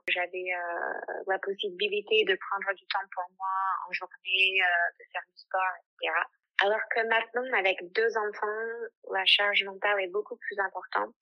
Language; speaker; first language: French; non-native, fluent; English